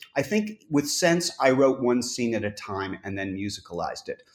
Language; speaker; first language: English; native; English